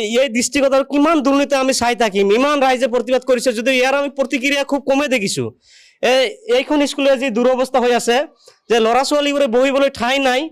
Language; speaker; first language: Assamese; non-native, local second language; Bangla